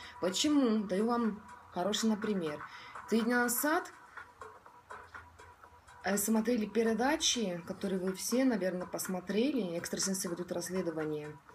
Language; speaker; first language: Russian; non-native, local second language; Estonian